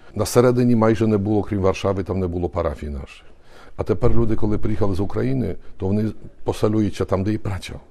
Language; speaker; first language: Ukrainian; early bilingual, heritage; Ukrainian